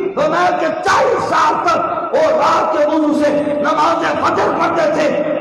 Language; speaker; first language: Urdu; non-native, local second language; Punjabi